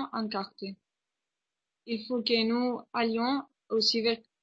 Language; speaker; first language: French; non-native, learner; Spanish